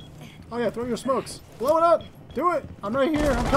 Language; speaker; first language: English; native; English